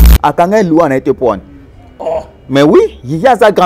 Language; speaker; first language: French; non-native, local second language; Lingala